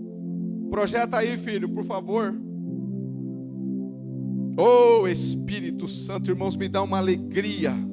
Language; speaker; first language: Portuguese; native; Portuguese